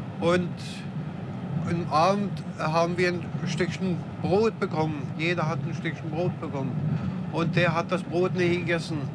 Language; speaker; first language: German; non-native, fluent; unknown